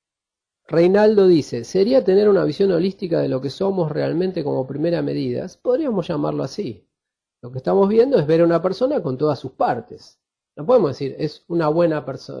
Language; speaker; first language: Spanish; native; Spanish